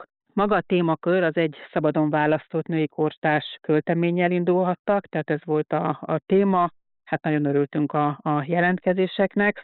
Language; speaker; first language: Hungarian; native; Hungarian